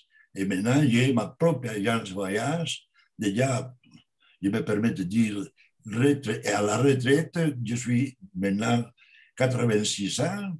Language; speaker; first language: French; non-native, learner; Spanish